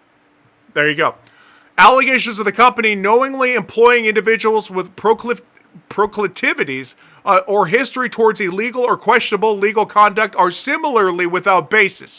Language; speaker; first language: English; native; English